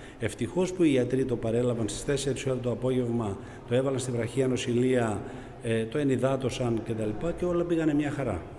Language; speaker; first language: Greek; native; Greek